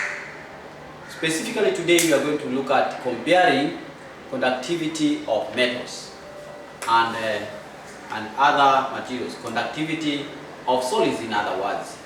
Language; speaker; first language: English; non-native, local second language; Swahili